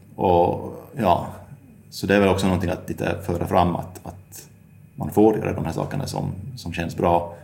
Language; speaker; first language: Swedish; native; Swedish